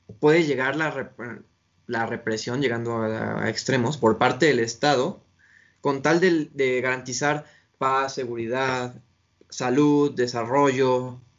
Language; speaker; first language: Spanish; native; Spanish